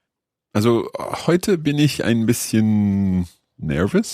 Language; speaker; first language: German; non-native, learner; English